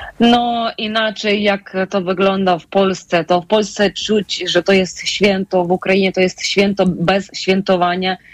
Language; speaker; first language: Polish; non-native, fluent; Ukrainian